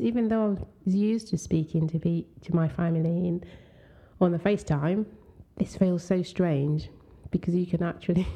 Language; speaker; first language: English; non-native, local second language; Swahili